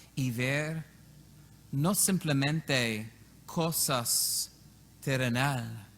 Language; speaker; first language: Spanish; non-native, learner; English